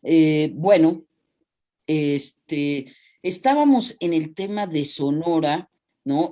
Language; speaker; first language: Spanish; native; Spanish